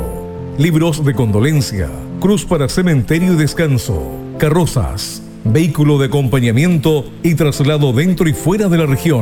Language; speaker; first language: Spanish; native; Spanish